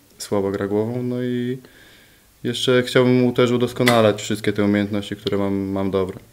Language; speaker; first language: Polish; native; Polish